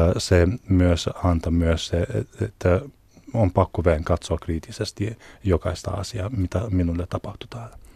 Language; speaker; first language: Finnish; non-native, fluent; Hungarian